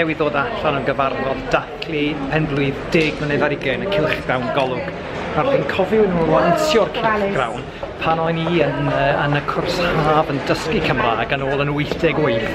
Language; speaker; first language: Welsh; non-native, fluent; English